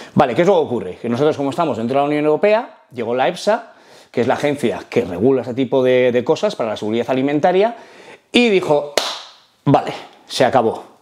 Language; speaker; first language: Spanish; non-native, fluent; Arabic